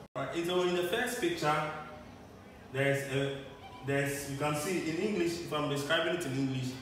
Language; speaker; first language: English; non-native, local second language; Akan